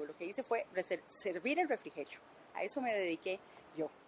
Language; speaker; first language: Spanish; native; Spanish